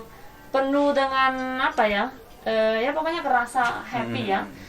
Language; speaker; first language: Indonesian; non-native, fluent; Spanish